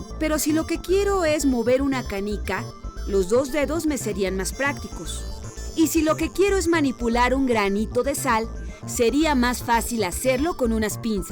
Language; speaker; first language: Spanish; native; Spanish